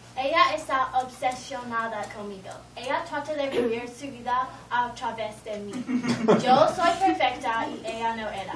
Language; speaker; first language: Spanish; non-native, learner; English